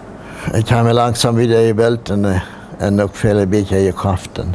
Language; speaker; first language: German; non-native, local second language; Plautdietsch